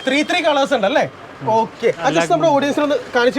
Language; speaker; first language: Malayalam; native; Malayalam